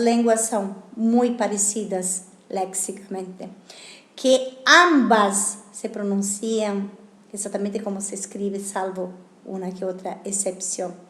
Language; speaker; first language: Spanish; non-native, fluent; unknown